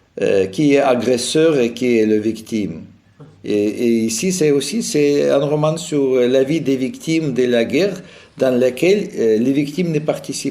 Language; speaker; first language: French; non-native, fluent; Russian